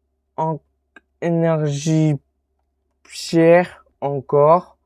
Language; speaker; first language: French; native; French